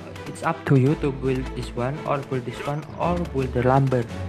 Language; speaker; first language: English; non-native, learner; Indonesian